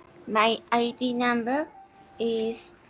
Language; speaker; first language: English; non-native, learner; Spanish